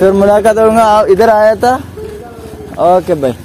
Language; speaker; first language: Hindi; non-native, local second language; Malayalam